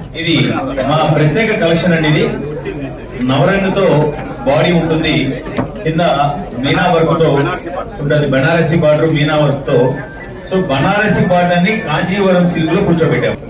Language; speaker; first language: Telugu; native; Telugu